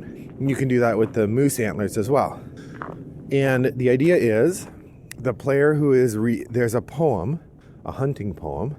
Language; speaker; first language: English; native; English